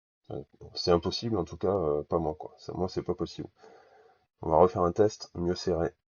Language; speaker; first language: French; native; French